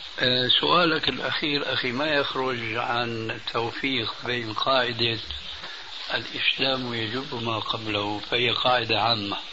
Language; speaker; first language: Arabic; early bilingual, other home language; Albanian